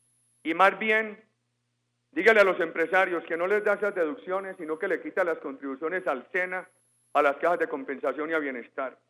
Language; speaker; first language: Spanish; native; Spanish